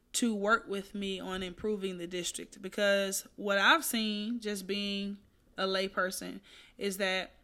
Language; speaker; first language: English; native; English